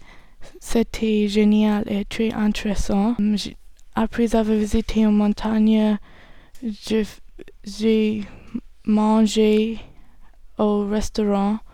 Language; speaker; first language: French; non-native, learner; English